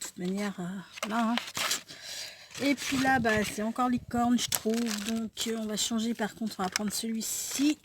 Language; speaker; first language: French; native; French